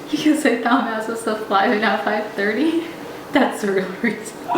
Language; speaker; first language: English; native; English